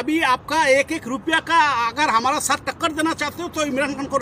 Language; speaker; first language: Hindi; non-native, fluent; Bangla